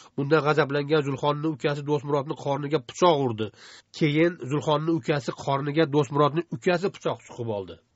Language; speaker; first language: Uzbek; native; Uzbek